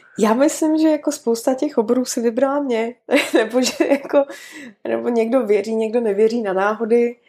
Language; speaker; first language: Czech; native; Czech